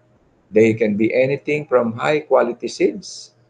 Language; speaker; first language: English; non-native, local second language; Filipino